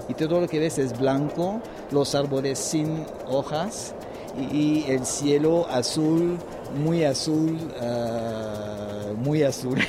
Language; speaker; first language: Spanish; non-native, fluent; French